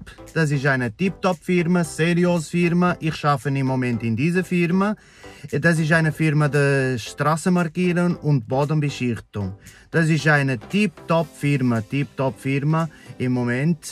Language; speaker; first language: German; non-native, learner; Portuguese